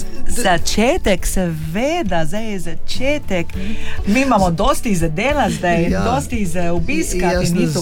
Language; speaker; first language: Slovenian; early bilingual, heritage; Slovenian